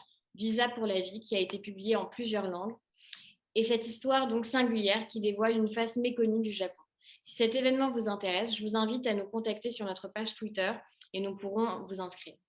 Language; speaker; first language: French; native; French